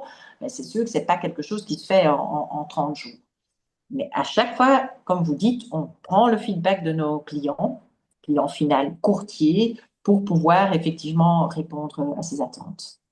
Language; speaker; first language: French; native; French